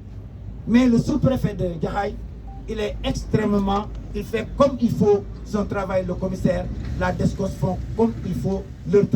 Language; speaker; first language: French; non-native, local second language; Wolof